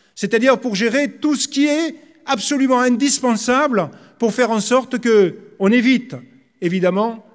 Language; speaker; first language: French; native; French